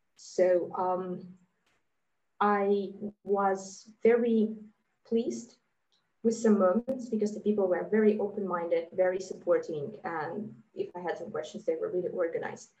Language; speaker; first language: English; non-native, fluent; Latvian